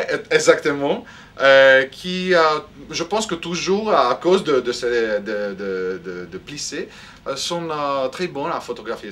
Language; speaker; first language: French; non-native, fluent; Greek